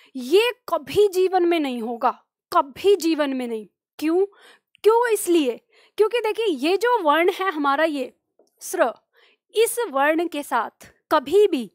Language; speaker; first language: Hindi; native; Hindi